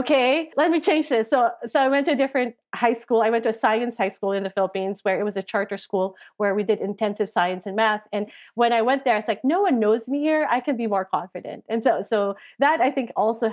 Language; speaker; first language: English; non-native, local second language; Filipino